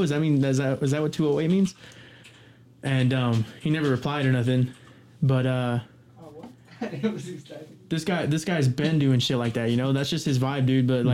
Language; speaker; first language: English; native; English